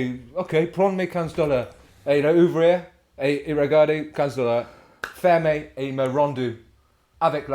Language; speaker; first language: French; non-native, fluent; English